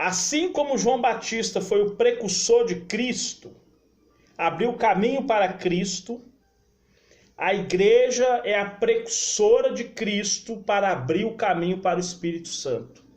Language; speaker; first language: Portuguese; native; Portuguese